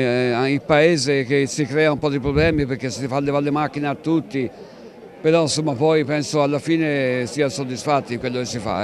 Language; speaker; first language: Italian; native; Italian